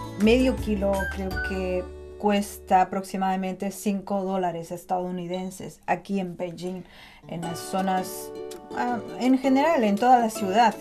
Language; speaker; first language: Spanish; non-native, fluent; Chinese